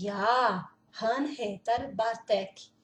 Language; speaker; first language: Norwegian; non-native, learner; Portuguese